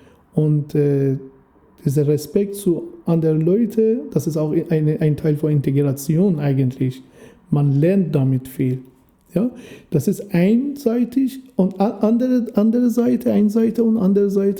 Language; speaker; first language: German; non-native, fluent; Persian